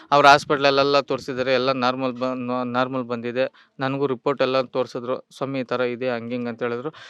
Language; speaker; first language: Kannada; native; Kannada